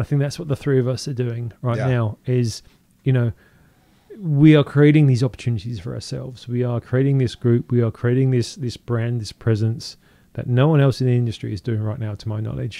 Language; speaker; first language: English; native; English